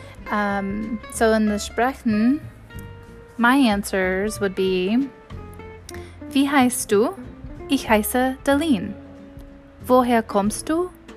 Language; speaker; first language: German; non-native, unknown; English